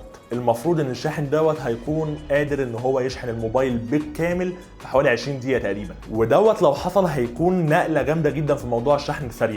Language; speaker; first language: Arabic; native; Arabic